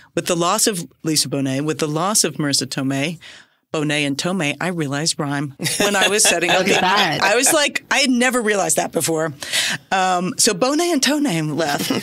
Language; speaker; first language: English; native; English